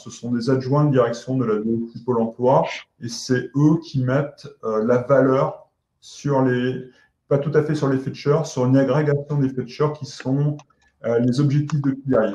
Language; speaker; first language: French; native; French